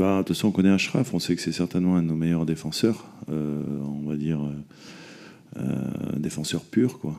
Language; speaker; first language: French; native; French